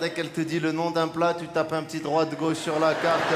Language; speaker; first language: French; native; French